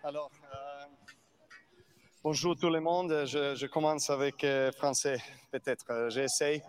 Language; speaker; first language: French; non-native, learner; Serbian